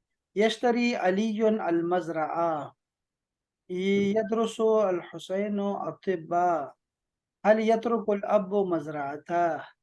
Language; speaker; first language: Arabic; non-native, fluent; Urdu